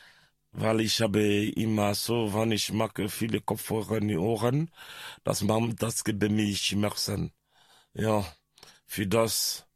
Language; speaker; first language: German; non-native, learner; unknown